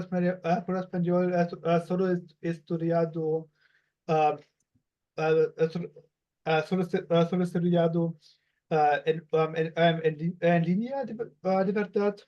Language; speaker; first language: Spanish; non-native, learner; German